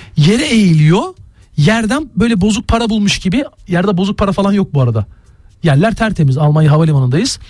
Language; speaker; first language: Turkish; native; Turkish